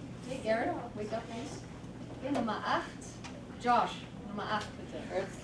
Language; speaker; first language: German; non-native, fluent; English